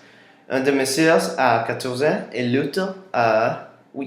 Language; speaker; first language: French; non-native, learner; Spanish